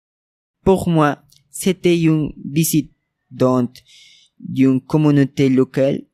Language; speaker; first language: French; non-native, learner; Spanish